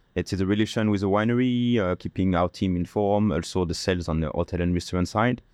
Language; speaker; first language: English; non-native, fluent; French